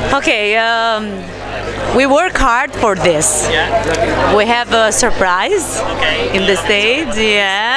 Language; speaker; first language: English; non-native, learner; Albanian